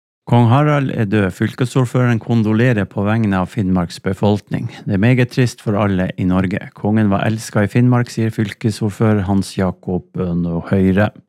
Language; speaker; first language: Norwegian; native; Norwegian